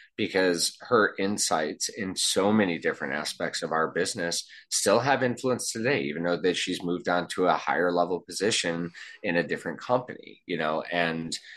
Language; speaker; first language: English; native; English